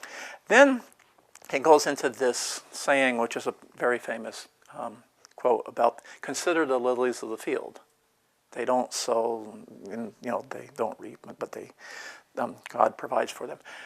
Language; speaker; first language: English; native; English